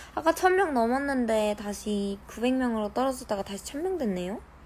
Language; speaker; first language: Korean; early bilingual, heritage; Korean